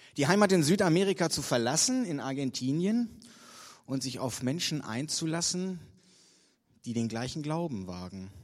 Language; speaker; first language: German; native; German